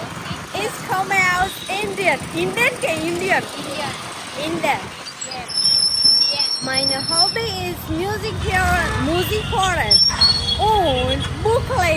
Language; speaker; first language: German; non-native, learner; Gujarati